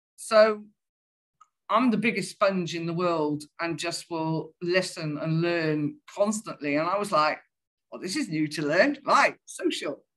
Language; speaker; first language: English; native; English